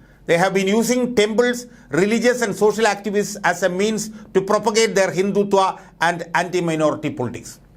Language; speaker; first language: English; non-native, local second language; Malayalam